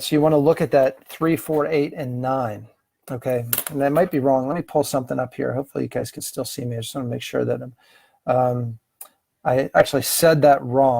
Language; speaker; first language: English; native; English